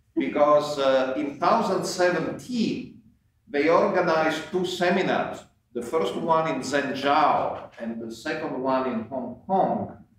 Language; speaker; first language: English; non-native, fluent; Italian